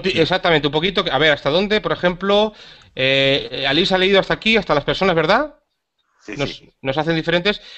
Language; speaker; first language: Spanish; native; Spanish